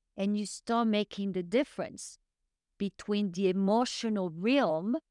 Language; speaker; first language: English; non-native, fluent; French